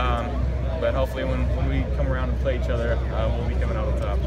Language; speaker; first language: English; native; English